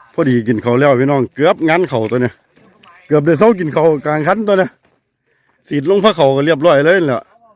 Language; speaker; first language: Thai; native; Thai